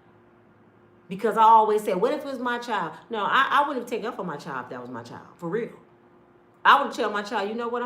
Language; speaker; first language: English; native; English